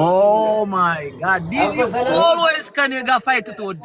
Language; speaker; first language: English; non-native, learner; Amharic